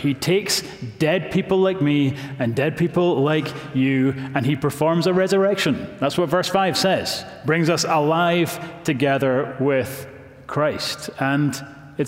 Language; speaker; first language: English; native; English